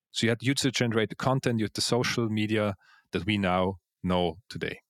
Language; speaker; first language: English; non-native, fluent; Swiss German